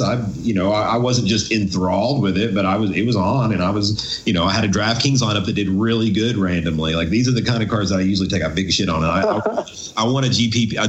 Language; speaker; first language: English; native; English